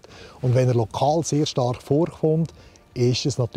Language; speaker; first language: German; native; German